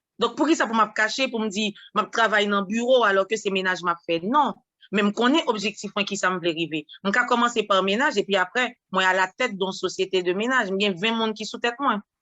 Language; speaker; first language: French; non-native, local second language; Haitian Creole